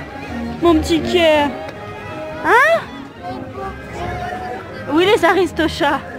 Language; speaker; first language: French; native; French